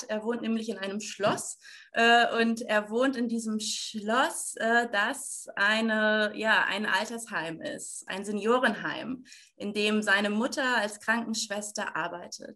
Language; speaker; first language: German; native; German